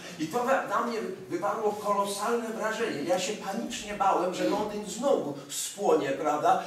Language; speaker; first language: Polish; early bilingual, heritage; Polish